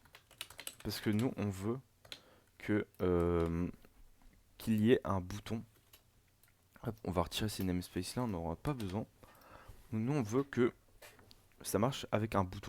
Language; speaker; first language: French; native; French